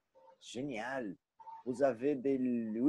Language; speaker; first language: French; non-native, learner; Portuguese